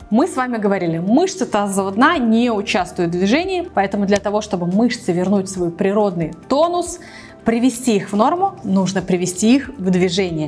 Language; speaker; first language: Russian; native; Russian